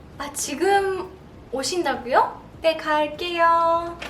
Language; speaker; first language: Korean; non-native, fluent; Japanese